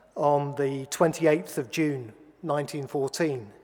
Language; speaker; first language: English; native; English